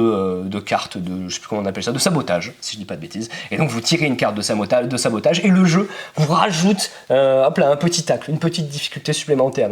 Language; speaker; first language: French; native; French